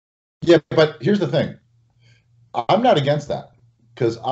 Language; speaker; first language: English; native; English